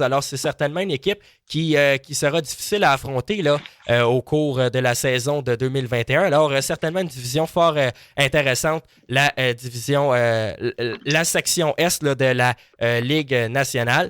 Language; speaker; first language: French; native; French